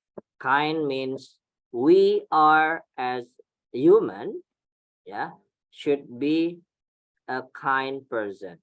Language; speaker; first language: English; non-native, fluent; Indonesian